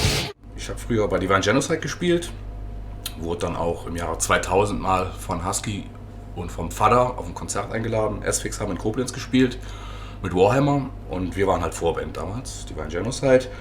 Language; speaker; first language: German; native; German